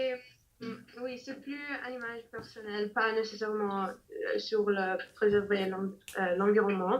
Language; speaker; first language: French; non-native, learner; English